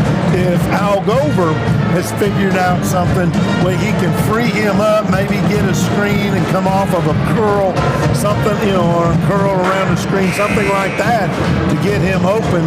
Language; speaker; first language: English; native; English